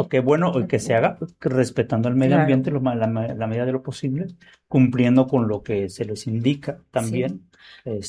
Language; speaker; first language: Spanish; native; Spanish